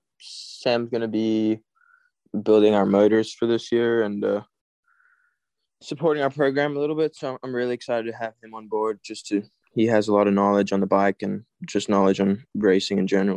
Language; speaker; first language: English; native; English